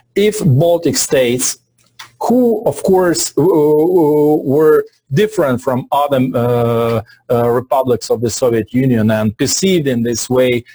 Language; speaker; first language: English; non-native, fluent; Russian